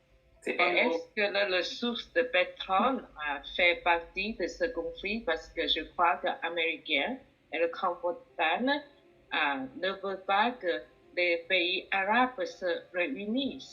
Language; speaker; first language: French; non-native, learner; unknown